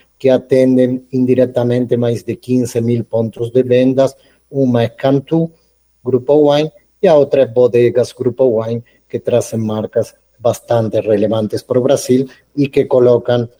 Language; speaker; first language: Portuguese; non-native, fluent; Spanish